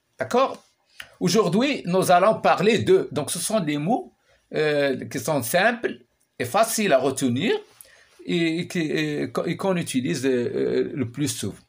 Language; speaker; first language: French; non-native, local second language; Arabic